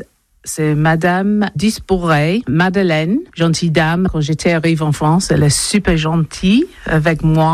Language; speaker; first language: French; non-native, learner; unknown